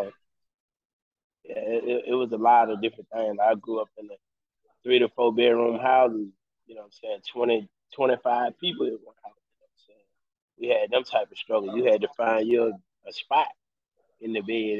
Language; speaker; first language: English; native; English